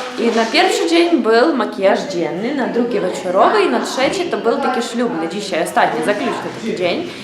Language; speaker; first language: Polish; non-native, learner; Ukrainian